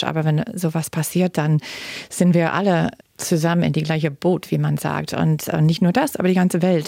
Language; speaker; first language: German; non-native, fluent; English